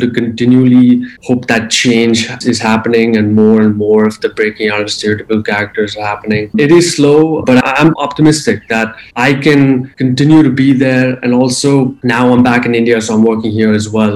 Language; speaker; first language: English; non-native, local second language; Hindi